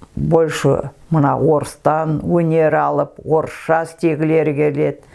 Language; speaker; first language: Russian; non-native, local second language; Kazakh